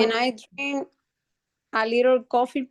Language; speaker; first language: English; non-native, learner; Spanish